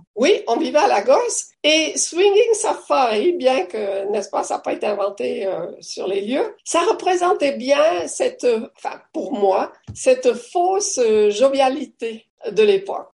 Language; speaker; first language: French; native; French